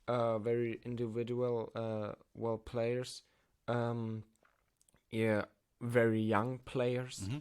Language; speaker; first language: English; non-native, learner; German